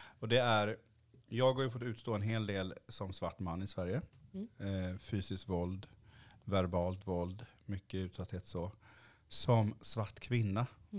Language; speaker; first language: Swedish; early bilingual, other home language; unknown